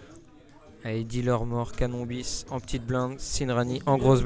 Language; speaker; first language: French; native; French